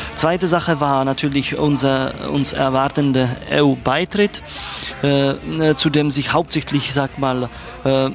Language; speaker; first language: German; non-native, fluent; Czech